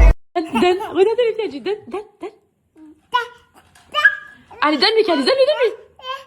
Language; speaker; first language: French; native; French